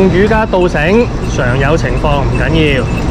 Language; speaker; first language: Chinese; native; Chinese